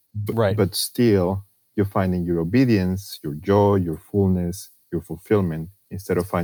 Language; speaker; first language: English; non-native, fluent; Spanish